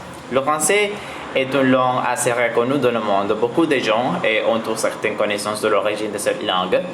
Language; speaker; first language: French; non-native, learner; Spanish